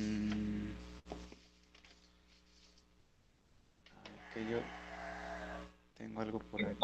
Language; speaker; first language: Spanish; native; Spanish